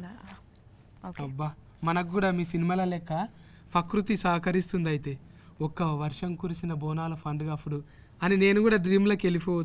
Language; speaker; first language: Telugu; native; Telugu